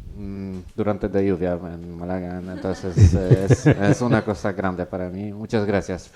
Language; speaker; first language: Spanish; non-native, learner; Polish